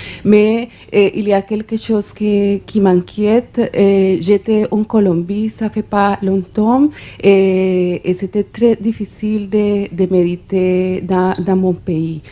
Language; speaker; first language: French; non-native, fluent; Spanish